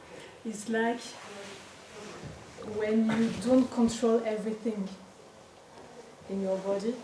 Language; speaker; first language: English; non-native, fluent; French